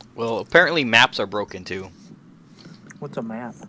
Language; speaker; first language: English; native; English